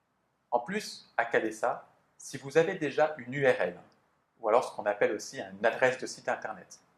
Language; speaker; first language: French; native; French